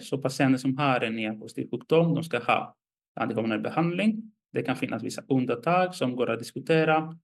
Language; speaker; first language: Swedish; non-native, fluent; Greek